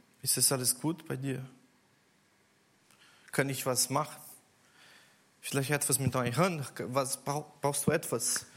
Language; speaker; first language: German; non-native, learner; Portuguese